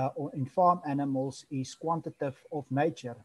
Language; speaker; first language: English; non-native, local second language; Afrikaans